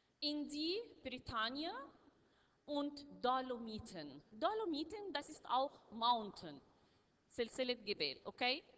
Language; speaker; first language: German; non-native, learner; Arabic